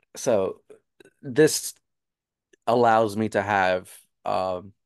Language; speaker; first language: English; native; English